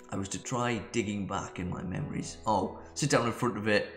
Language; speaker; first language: English; native; English